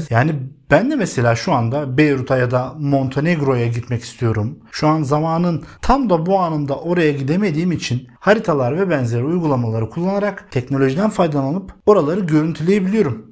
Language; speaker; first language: Turkish; native; Turkish